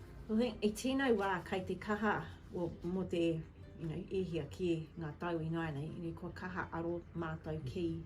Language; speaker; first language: Māori; non-native, local second language; English